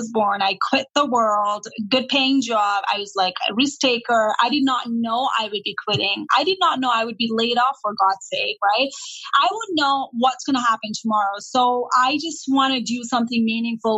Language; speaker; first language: English; non-native, local second language; Nepali